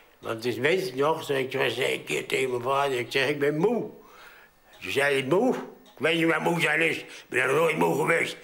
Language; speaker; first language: Dutch; early bilingual, heritage; Dutch